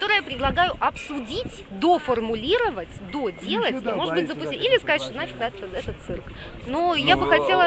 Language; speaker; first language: Russian; native; Russian